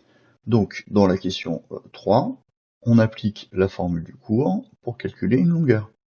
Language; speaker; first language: French; native; French